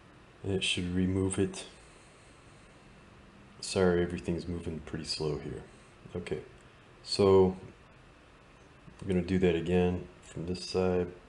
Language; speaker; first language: English; native; English